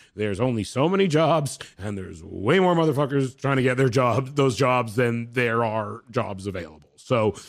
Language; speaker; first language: English; native; English